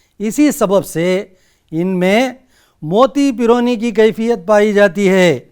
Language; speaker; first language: Urdu; native; Urdu